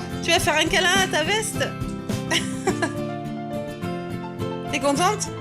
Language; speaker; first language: French; native; French